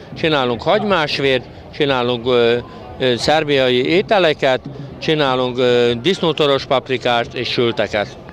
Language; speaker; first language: Hungarian; native; Hungarian